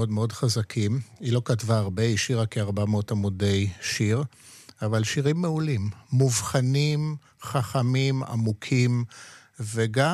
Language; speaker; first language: Hebrew; non-native, local second language; Polish